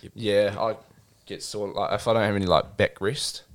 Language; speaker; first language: English; native; English